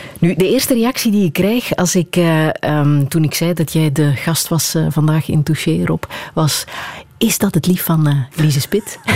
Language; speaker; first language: Dutch; native; Dutch